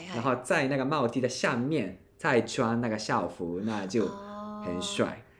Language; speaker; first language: Chinese; non-native, fluent; Japanese